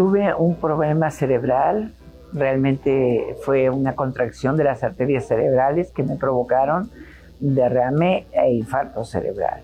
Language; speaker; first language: Spanish; native; Spanish